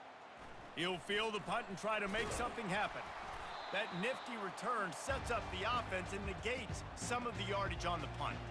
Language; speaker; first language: English; native; English